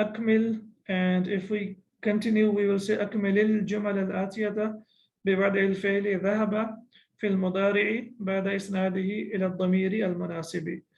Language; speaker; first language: Arabic; non-native, fluent; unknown